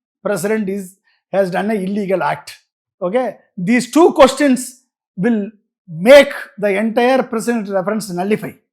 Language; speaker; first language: English; non-native, local second language; Tamil